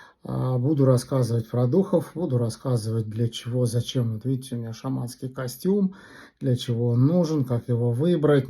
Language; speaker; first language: Russian; native; Russian